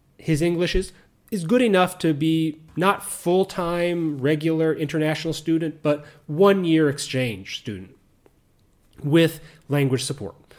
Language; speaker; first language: English; native; English